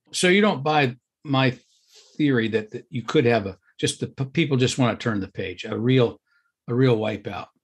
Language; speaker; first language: English; native; English